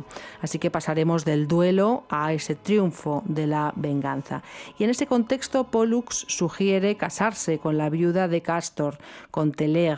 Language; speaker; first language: Spanish; native; Spanish